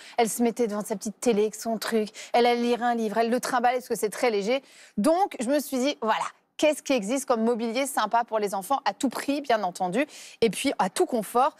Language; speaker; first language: French; native; French